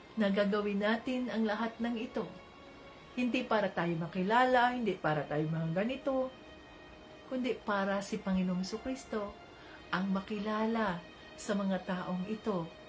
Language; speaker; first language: Filipino; native; Filipino